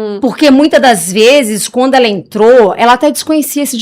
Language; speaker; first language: Portuguese; native; Portuguese